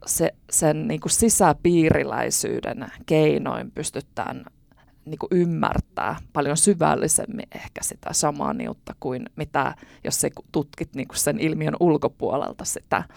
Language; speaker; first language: Finnish; native; Finnish